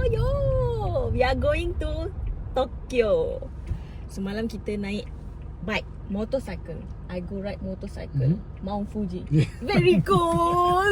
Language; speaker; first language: English; non-native, learner; Malay